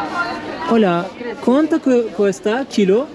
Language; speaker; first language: Spanish; non-native, learner; Turkish